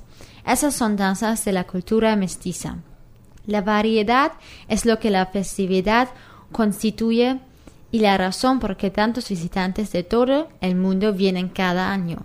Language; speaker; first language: Spanish; non-native, learner; German